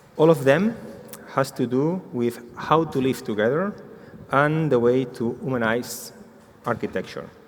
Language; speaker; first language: English; non-native, fluent; Catalan